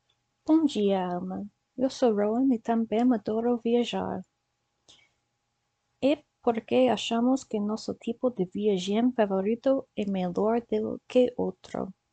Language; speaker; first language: Portuguese; non-native, learner; English